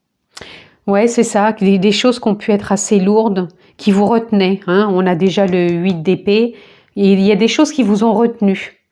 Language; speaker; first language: French; native; French